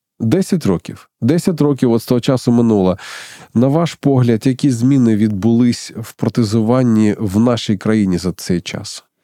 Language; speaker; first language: Ukrainian; native; Ukrainian